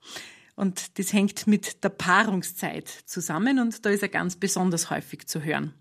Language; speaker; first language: German; native; German